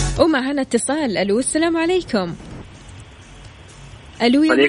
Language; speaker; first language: Arabic; native; Arabic